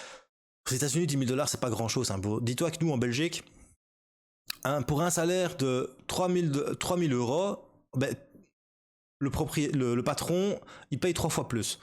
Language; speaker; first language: French; native; French